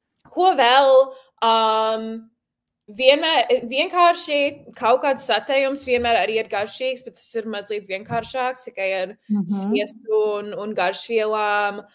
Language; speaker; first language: Latvian; early bilingual, heritage; Latvian